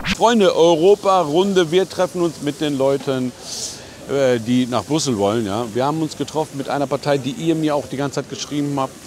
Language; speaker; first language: German; early bilingual, other home language; Persian